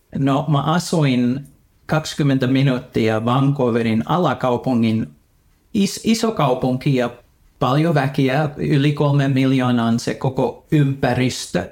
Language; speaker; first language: Finnish; early bilingual, heritage; Finnish